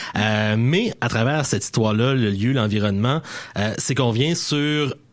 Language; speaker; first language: French; native; French